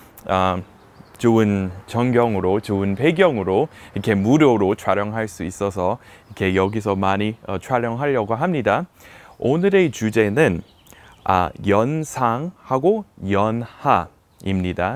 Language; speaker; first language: Korean; non-native, fluent; English